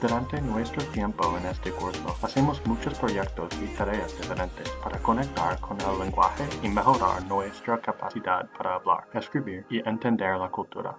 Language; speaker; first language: Spanish; non-native, learner; English